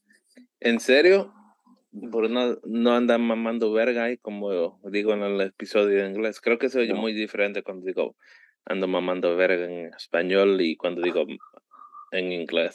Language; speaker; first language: Spanish; early bilingual, heritage; Spanish